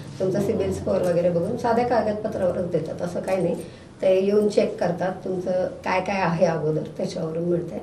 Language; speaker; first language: Marathi; non-native, local second language; Telugu